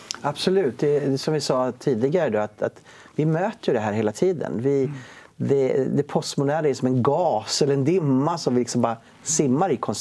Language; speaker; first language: Swedish; native; Swedish